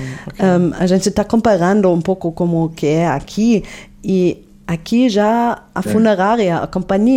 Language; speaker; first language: Portuguese; non-native, fluent; German